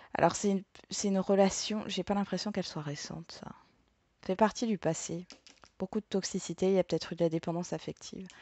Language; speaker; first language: French; native; French